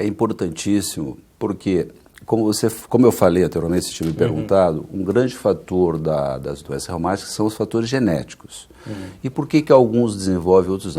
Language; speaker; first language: Portuguese; native; Portuguese